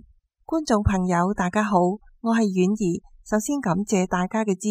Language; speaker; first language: Chinese; non-native, local second language; Cantonese